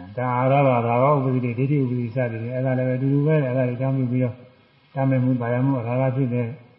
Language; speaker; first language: Burmese; native; Burmese